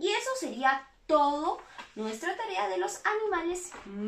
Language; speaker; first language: Spanish; native; Spanish